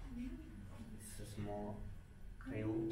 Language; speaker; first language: English; non-native, fluent; Indonesian